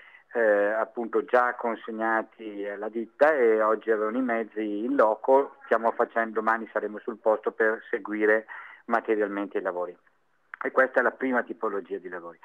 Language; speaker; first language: Italian; native; Italian